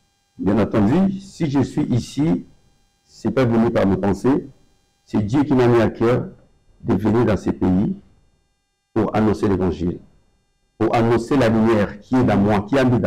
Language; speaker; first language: French; non-native, local second language; Lingala